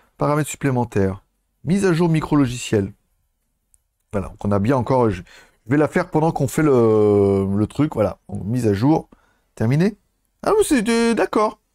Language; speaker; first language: French; native; French